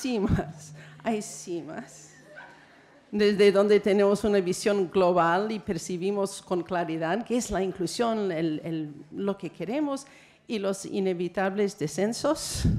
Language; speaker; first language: Spanish; non-native, fluent; English